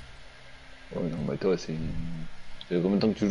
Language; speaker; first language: French; native; French